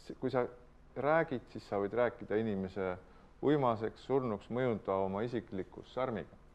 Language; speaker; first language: Estonian; native; Estonian